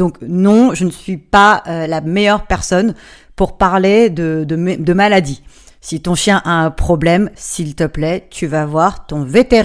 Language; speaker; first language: French; native; French